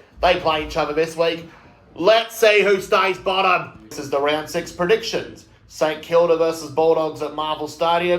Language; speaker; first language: English; native; English